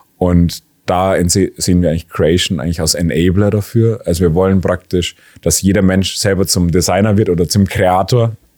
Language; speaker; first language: German; native; German